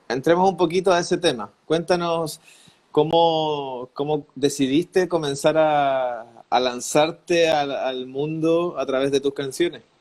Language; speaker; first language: Spanish; native; Spanish